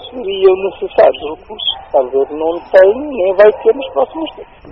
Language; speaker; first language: Portuguese; non-native, local second language; Kabuverdianu